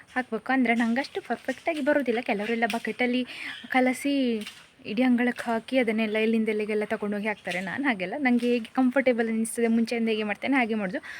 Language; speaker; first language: Kannada; native; Kannada